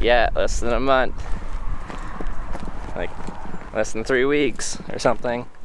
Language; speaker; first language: English; native; English